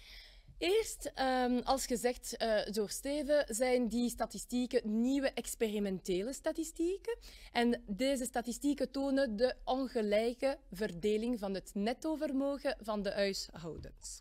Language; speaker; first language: Dutch; non-native, local second language; French